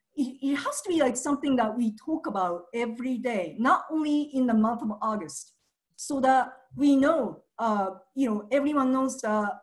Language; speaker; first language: English; early bilingual, other home language; Japanese